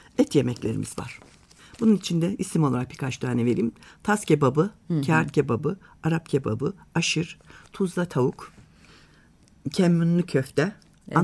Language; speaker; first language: Turkish; native; Turkish